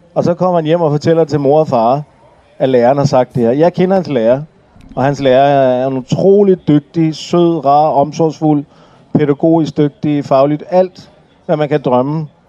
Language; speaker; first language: Danish; early bilingual, other home language; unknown